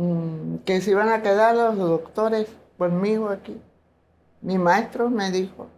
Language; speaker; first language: Spanish; non-native, local second language; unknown